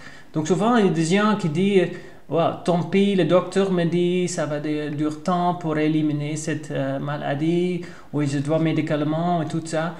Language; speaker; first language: French; non-native, learner; Dutch